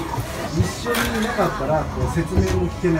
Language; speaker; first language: Japanese; native; Japanese